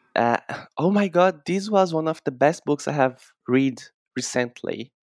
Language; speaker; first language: English; non-native, fluent; Portuguese